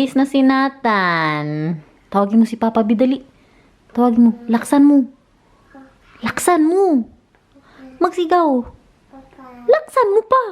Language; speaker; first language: Filipino; non-native, local second language; Cebuano